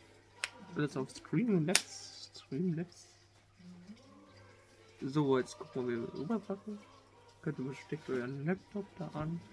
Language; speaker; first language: German; native; German